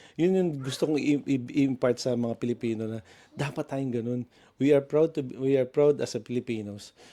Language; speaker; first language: Filipino; native; Filipino